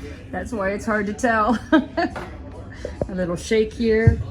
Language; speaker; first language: English; native; English